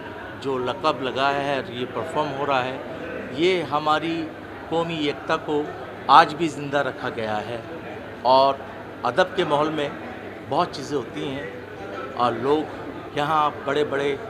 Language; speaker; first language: Hindi; native; Hindi